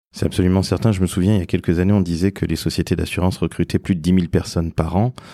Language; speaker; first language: French; native; French